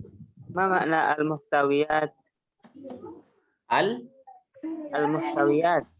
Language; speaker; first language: Arabic; non-native, learner; Indonesian